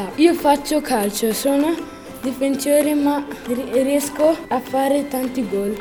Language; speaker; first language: Italian; early bilingual, other home language; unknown